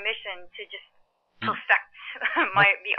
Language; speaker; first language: English; early bilingual, other home language; Chinese